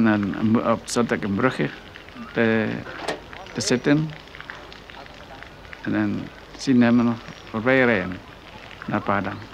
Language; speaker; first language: Dutch; non-native, local second language; Minangkabau